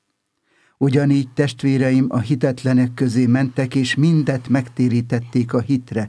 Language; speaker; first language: Hungarian; native; Hungarian